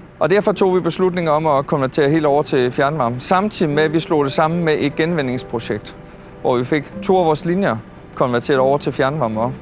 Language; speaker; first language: Danish; native; Danish